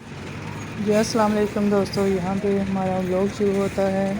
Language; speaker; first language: Hindi; native; Hindi